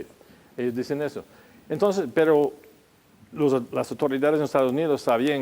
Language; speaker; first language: Spanish; non-native, fluent; English